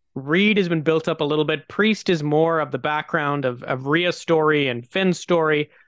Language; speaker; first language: English; native; English